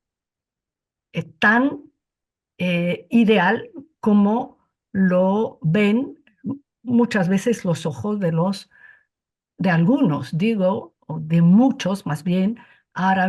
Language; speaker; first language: Spanish; non-native, fluent; Arabic